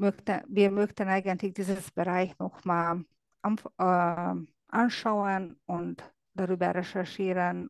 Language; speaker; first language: German; non-native, fluent; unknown